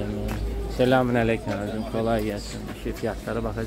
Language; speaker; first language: Turkish; non-native, fluent; Russian